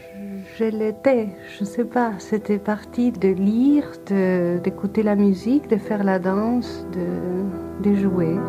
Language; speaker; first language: French; non-native, fluent; Spanish